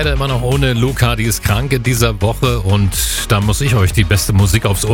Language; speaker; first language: German; native; German